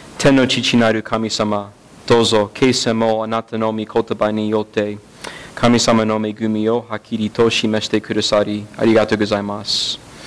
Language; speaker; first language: Japanese; non-native, learner; English